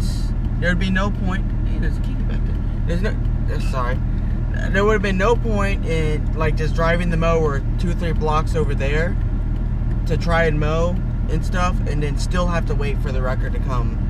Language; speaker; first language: English; native; English